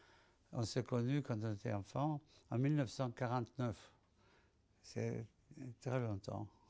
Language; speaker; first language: French; non-native, fluent; Spanish